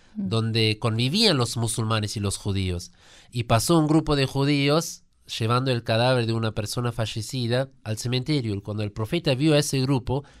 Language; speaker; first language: Spanish; non-native, fluent; German